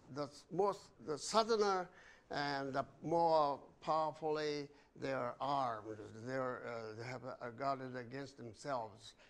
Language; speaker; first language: English; non-native, fluent; Japanese